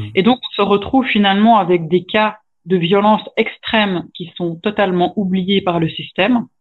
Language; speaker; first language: French; native; French